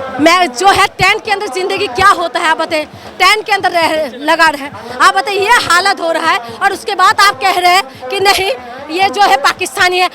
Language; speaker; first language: Hindi; non-native, local second language; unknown